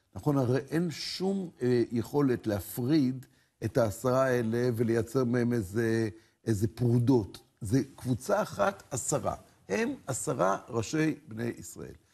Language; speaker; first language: Hebrew; native; Hebrew